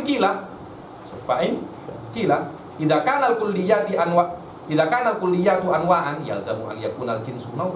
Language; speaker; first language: Arabic; non-native, fluent; Indonesian